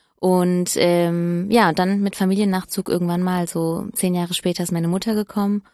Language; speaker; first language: German; early bilingual, other home language; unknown